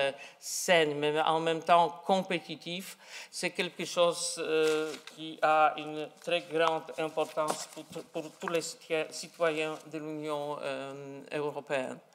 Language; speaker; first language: French; non-native, fluent; Polish